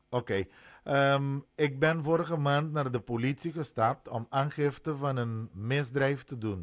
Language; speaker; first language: Dutch; non-native, local second language; Papiamento